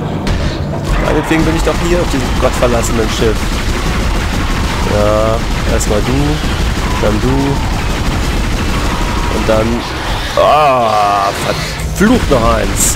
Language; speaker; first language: German; native; German